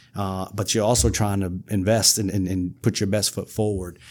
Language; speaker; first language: English; native; English